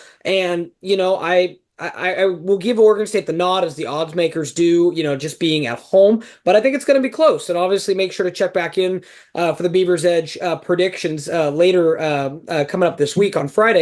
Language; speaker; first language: English; native; English